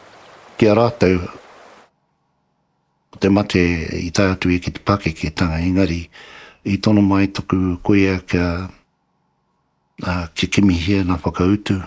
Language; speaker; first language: Māori; non-native, local second language; English